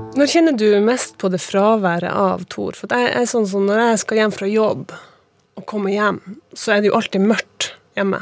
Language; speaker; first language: Norwegian; native; Norwegian